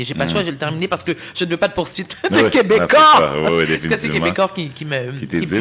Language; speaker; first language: French; native; French